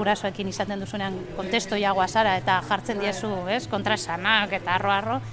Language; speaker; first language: Basque; non-native, local second language; Spanish